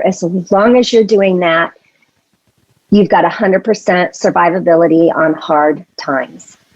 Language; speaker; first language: English; native; English